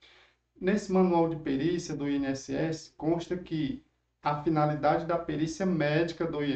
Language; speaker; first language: Portuguese; native; Portuguese